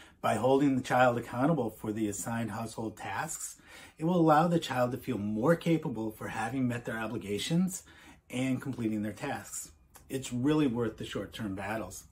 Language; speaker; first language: English; native; English